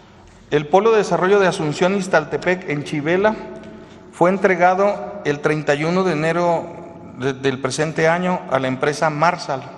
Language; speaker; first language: Spanish; native; Spanish